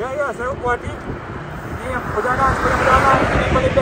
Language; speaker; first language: Malay; native; Malay